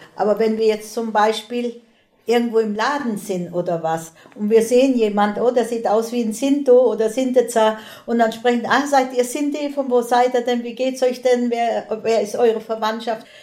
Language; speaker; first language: German; non-native, local second language; Romany